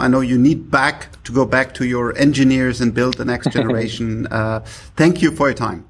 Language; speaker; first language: English; non-native, fluent; German